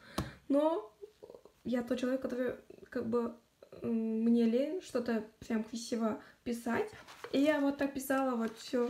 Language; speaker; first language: Russian; non-native, local second language; Kazakh